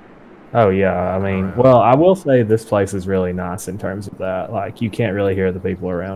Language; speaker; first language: English; native; English